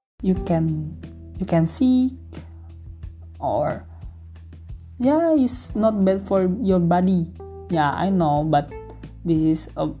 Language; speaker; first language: English; non-native, learner; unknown